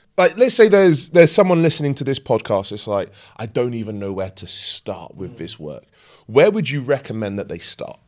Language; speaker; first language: English; native; English